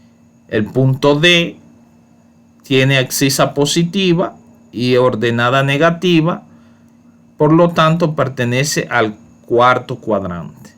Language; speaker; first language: Spanish; native; Spanish